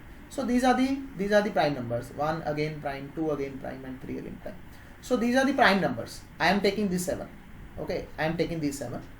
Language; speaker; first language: English; non-native, local second language; Hindi